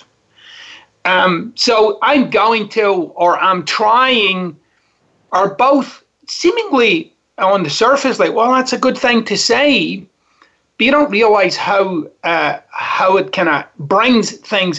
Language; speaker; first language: English; native; English